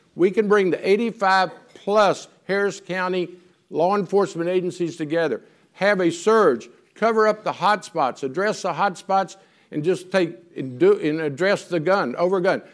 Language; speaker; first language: English; native; English